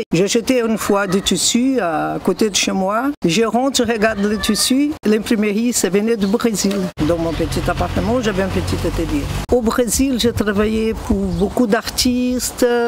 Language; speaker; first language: French; non-native, fluent; Portuguese